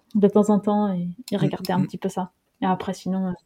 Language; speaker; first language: French; early bilingual, heritage; Dutch